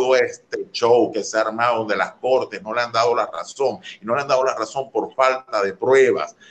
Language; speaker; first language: Spanish; native; Spanish